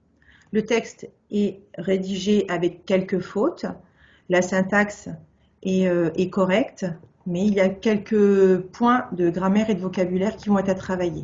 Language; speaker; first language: French; native; French